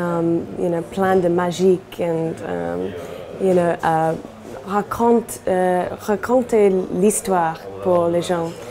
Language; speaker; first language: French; non-native, learner; English